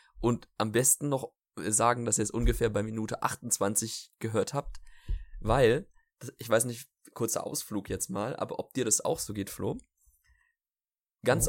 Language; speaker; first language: German; native; German